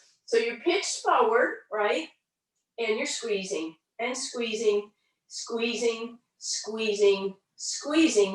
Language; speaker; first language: English; native; English